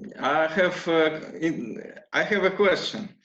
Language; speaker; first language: English; non-native, learner; Russian